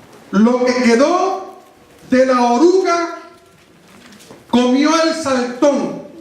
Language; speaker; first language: Spanish; native; Spanish